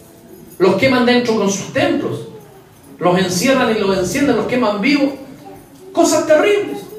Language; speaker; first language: Spanish; native; Spanish